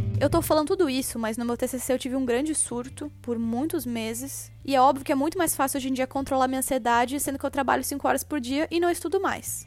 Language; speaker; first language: Portuguese; native; Portuguese